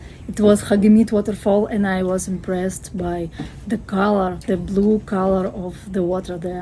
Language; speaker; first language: English; non-native, fluent; Russian